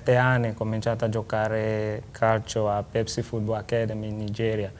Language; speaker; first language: Italian; non-native, learner; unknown